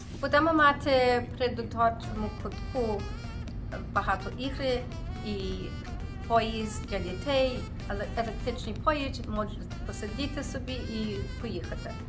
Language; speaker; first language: Ukrainian; early bilingual, heritage; Ukrainian